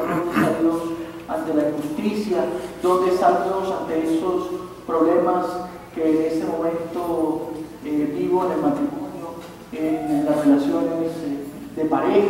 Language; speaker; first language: Spanish; native; Spanish